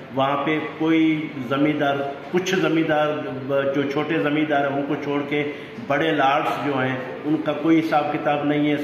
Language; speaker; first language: Urdu; non-native, local second language; Sindhi